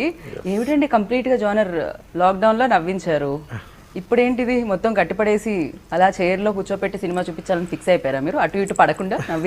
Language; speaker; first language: Telugu; native; Telugu